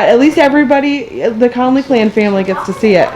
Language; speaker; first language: English; native; English